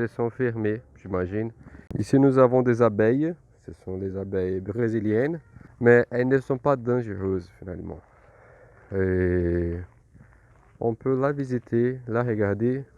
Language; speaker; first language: French; non-native, fluent; Portuguese